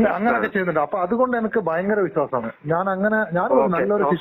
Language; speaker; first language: Malayalam; non-native, local second language; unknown